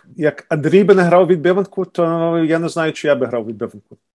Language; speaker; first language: Ukrainian; early bilingual, other home language; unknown